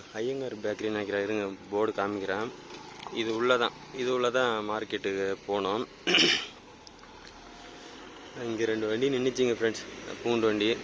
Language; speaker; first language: Tamil; native; Tamil